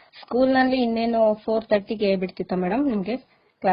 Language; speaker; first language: Kannada; native; Kannada